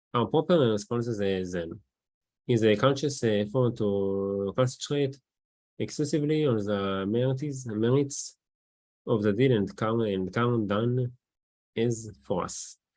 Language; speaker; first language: English; non-native, learner; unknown